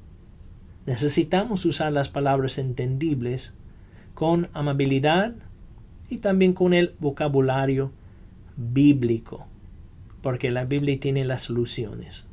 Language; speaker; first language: Spanish; non-native, fluent; English